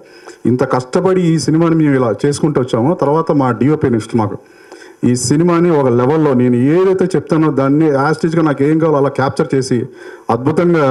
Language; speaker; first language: Telugu; native; Telugu